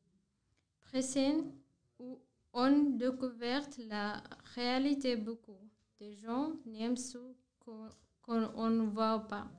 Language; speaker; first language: French; non-native, learner; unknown